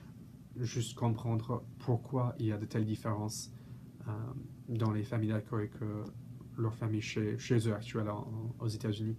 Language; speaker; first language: French; non-native, fluent; English